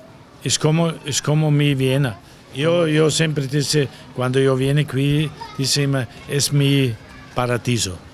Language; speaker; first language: Italian; non-native, learner; German